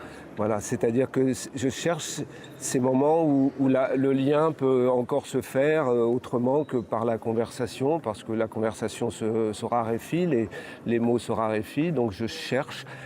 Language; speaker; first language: French; native; French